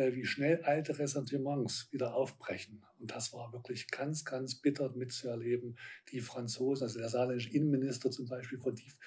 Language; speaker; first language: German; native; German